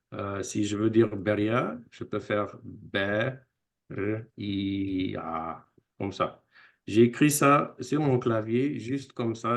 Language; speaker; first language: French; non-native, fluent; English